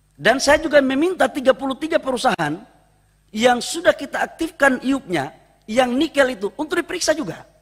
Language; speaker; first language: Indonesian; native; Indonesian